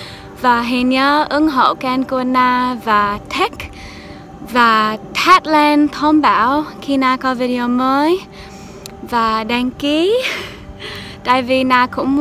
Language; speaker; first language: Vietnamese; non-native, fluent; English